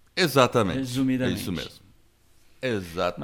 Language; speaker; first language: Portuguese; non-native, fluent; English